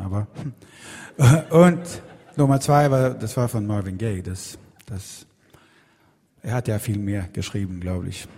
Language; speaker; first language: German; non-native, fluent; Swedish